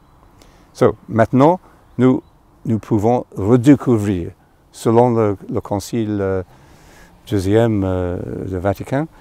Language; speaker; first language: French; non-native, fluent; English